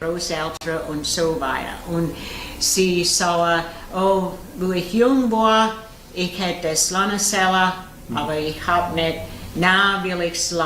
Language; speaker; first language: German; early bilingual, heritage; Pennsylvania German